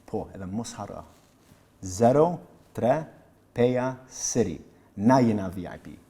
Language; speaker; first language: Albanian; early bilingual, heritage; English